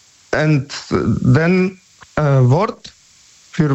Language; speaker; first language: German; non-native, learner; Polish